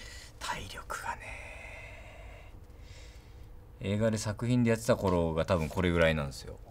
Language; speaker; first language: Japanese; native; Japanese